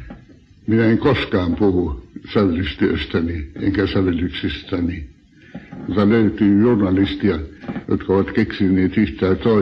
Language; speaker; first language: Finnish; non-native, local second language; Swedish